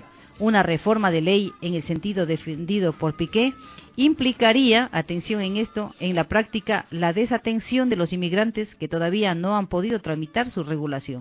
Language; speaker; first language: Spanish; native; Spanish